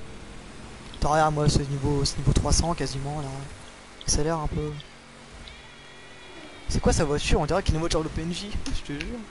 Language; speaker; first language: French; native; French